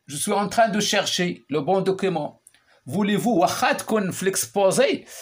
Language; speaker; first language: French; non-native, local second language; Arabic